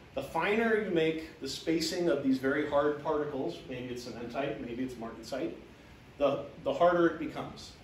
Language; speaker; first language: English; native; English